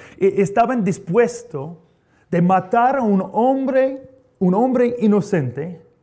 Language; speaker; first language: Spanish; non-native, fluent; English